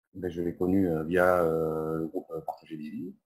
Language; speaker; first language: French; native; French